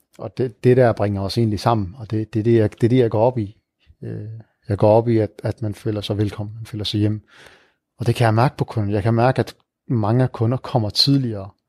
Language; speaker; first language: Danish; early bilingual, other home language; Arabic